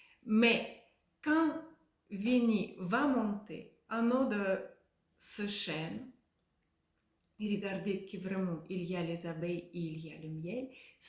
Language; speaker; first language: French; non-native, fluent; Russian